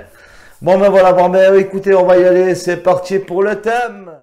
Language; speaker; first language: French; native; French